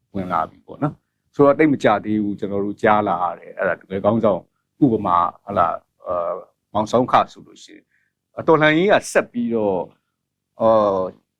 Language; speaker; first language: Burmese; native; Burmese